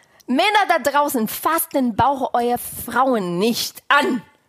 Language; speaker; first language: German; non-native, fluent; Portuguese